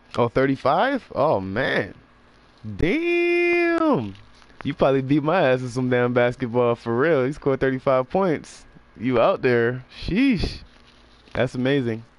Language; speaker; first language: English; native; English